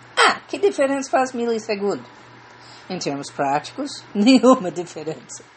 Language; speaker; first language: Portuguese; non-native, fluent; English